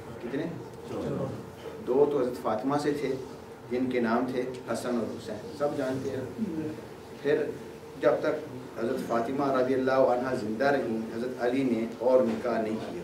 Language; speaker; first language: Urdu; native; Urdu